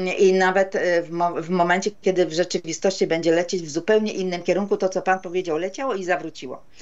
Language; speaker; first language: Polish; native; Polish